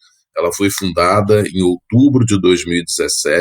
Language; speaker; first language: Portuguese; native; Portuguese